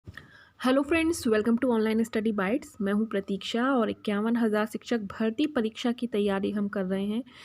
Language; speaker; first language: Hindi; native; Hindi